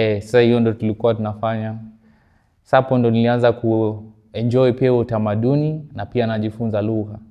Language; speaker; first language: Swahili; native; Swahili